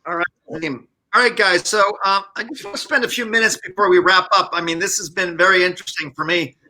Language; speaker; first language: English; native; English